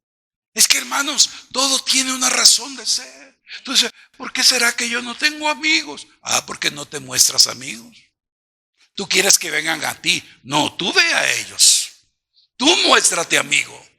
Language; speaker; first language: Spanish; native; Spanish